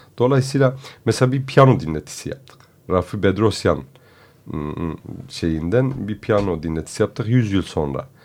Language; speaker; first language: Turkish; non-native, local second language; Kurdish